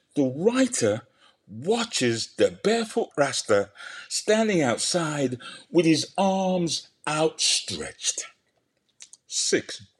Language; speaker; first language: English; native; English